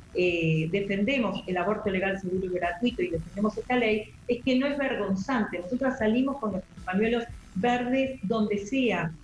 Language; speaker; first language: Spanish; native; Spanish